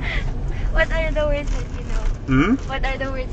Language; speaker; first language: English; non-native, local second language; Filipino